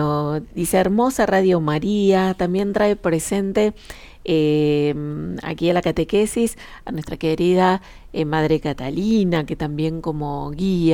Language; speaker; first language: Spanish; native; Spanish